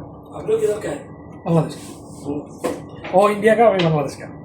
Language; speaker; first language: Hindi; non-native, learner; Bangla